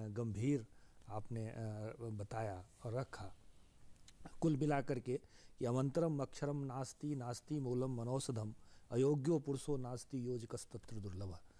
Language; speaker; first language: Hindi; native; Hindi